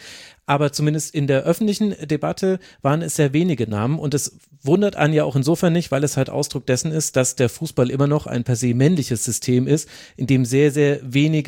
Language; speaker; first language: German; native; German